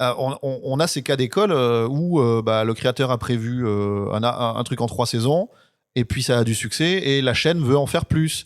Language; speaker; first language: French; native; French